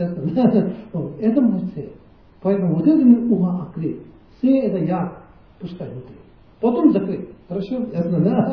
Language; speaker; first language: Russian; non-native, learner; Tibetan